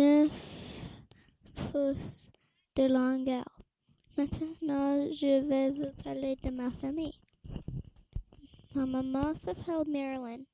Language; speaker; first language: French; non-native, learner; English